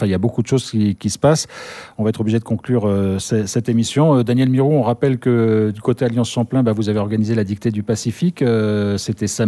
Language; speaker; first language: French; native; French